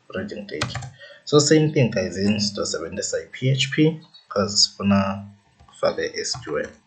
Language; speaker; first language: Zulu; non-native, local second language; Swati